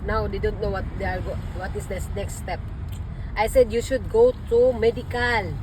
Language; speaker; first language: English; non-native, local second language; Cebuano